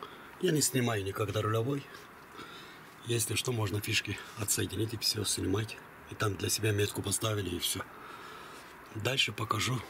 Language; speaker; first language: Russian; non-native, fluent; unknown